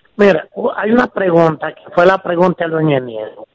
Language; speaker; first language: Spanish; native; Spanish